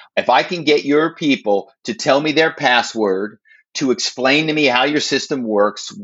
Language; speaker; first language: English; native; English